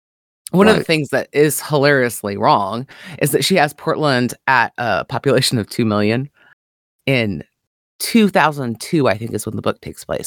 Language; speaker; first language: English; native; English